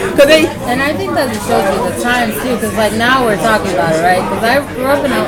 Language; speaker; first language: English; native; English